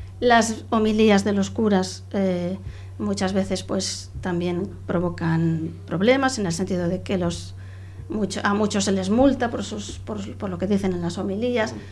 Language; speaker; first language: Spanish; non-native, local second language; Catalan